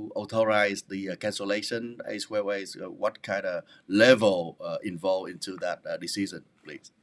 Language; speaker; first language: English; non-native, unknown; Vietnamese